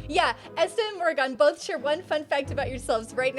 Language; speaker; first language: English; native; English